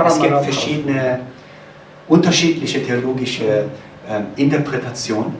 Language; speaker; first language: German; non-native, fluent; Korean